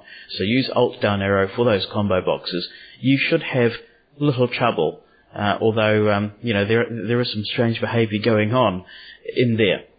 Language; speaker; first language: English; native; English